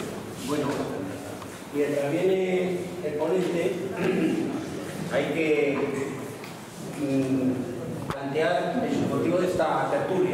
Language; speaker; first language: Spanish; native; Spanish